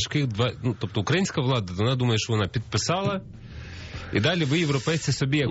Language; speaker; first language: Ukrainian; native; Ukrainian